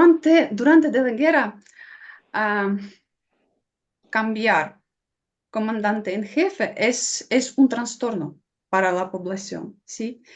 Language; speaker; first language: Spanish; non-native, fluent; Ukrainian